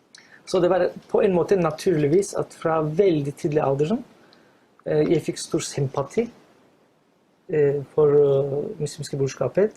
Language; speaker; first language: Norwegian; non-native, fluent; Turkish